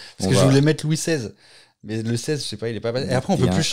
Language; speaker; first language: French; native; French